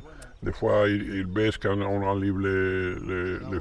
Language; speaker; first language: French; non-native, learner; Spanish